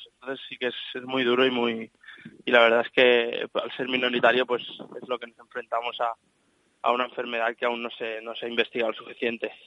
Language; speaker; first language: Spanish; native; Spanish